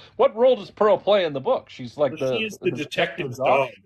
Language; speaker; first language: English; native; English